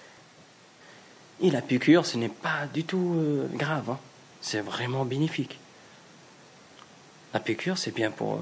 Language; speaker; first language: French; non-native, local second language; Kabyle